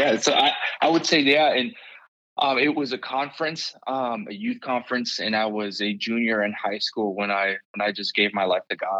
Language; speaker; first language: English; early bilingual, other home language; Spanish